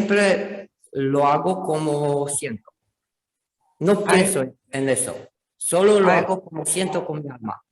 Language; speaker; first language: Spanish; non-native, fluent; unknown